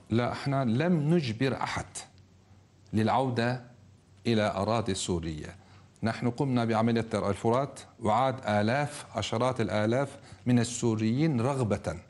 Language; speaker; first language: Arabic; non-native, fluent; Turkish